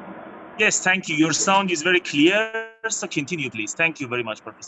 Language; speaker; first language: English; non-native, fluent; Chinese